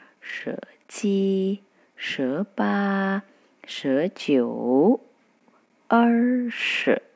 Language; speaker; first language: Chinese; non-native, fluent; Indonesian